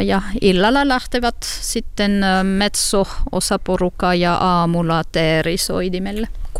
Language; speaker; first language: Finnish; non-native, learner; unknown